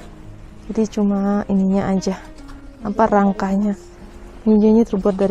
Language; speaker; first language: Indonesian; native; Indonesian